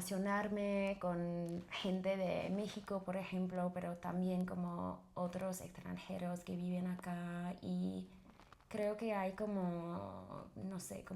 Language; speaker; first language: Spanish; non-native, fluent; English